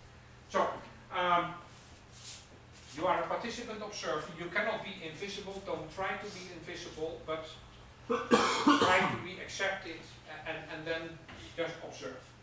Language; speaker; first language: English; non-native, fluent; Dutch